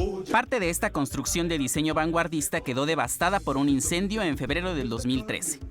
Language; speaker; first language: Spanish; native; Spanish